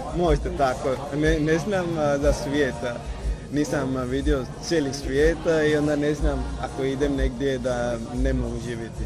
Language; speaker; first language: Croatian; non-native, learner; Punjabi